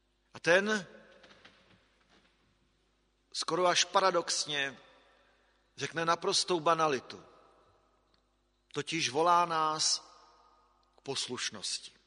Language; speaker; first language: Czech; native; Czech